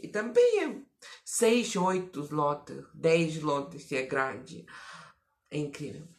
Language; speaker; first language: Portuguese; non-native, fluent; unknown